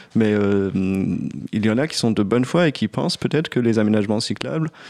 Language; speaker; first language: French; non-native, fluent; German